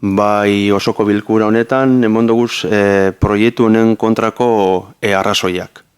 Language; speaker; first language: Basque; native; Basque